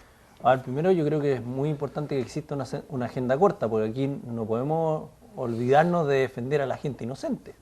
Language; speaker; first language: Spanish; native; Spanish